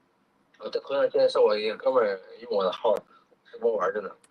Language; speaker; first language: Chinese; native; Chinese